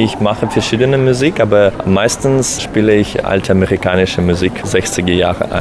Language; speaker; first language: German; non-native, learner; Russian